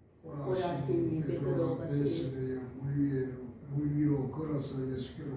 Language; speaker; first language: Korean; native; Korean